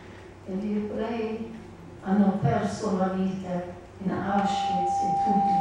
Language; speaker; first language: Italian; non-native, learner; English